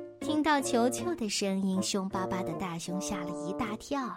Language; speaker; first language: Chinese; native; Chinese